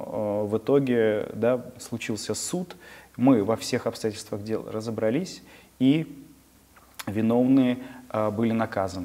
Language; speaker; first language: Russian; native; Russian